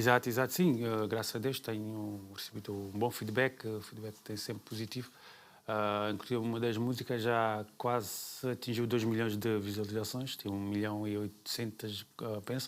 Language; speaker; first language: Portuguese; non-native, local second language; Kabuverdianu